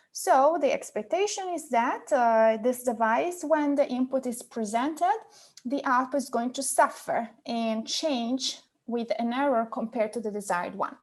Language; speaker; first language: English; non-native, fluent; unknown